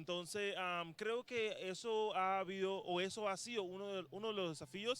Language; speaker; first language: Spanish; native; Spanish